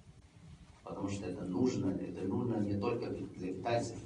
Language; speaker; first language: Russian; non-native, fluent; Chinese